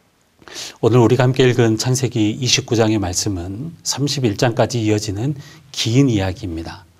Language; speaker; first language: Korean; native; Korean